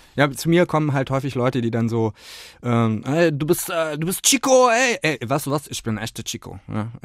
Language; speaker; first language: German; native; German